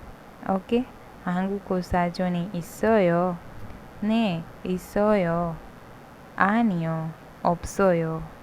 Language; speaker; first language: Korean; non-native, fluent; Hindi